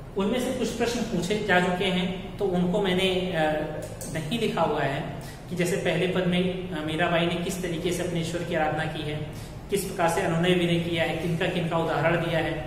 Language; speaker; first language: Hindi; native; Hindi